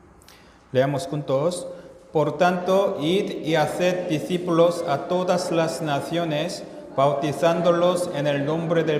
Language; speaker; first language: Spanish; non-native, fluent; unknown